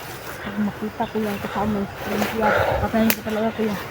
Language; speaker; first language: Filipino; non-native, local second language; Cebuano